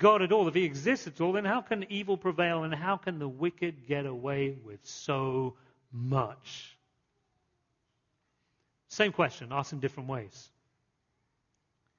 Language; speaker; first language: English; native; English